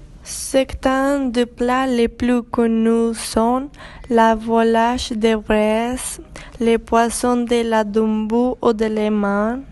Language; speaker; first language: French; non-native, fluent; Spanish